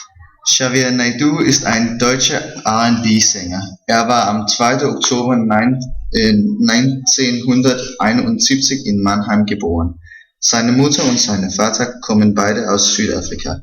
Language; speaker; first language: German; non-native, learner; Danish